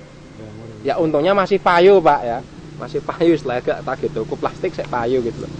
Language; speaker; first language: Indonesian; non-native, local second language; Javanese